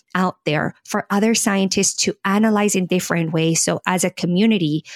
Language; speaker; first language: English; non-native, fluent; Spanish